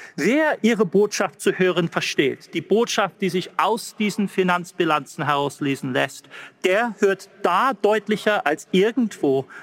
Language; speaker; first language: German; non-native, fluent; English